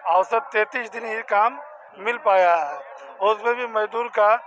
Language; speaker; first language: Hindi; native; Hindi